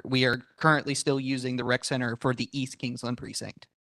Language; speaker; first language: English; native; English